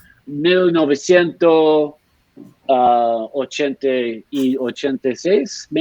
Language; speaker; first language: Spanish; non-native, learner; English